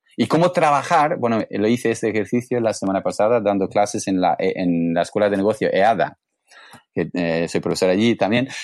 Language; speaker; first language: Spanish; non-native, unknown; English